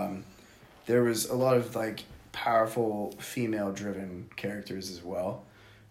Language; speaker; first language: English; native; English